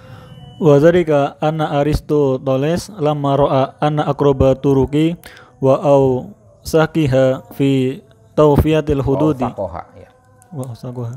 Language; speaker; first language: Arabic; non-native, learner; Indonesian